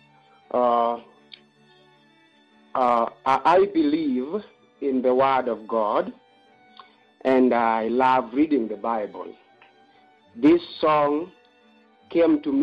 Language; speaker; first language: English; non-native, local second language; Luo (Kenya and Tanzania)